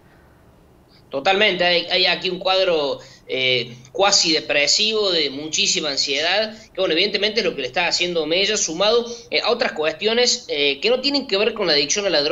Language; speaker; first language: Spanish; native; Spanish